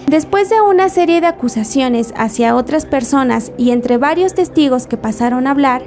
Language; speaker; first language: Spanish; native; Spanish